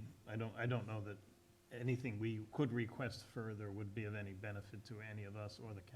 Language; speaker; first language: English; native; English